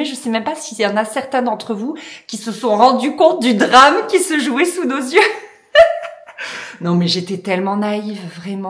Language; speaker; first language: French; native; French